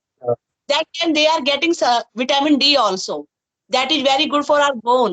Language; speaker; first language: English; non-native, fluent; Hindi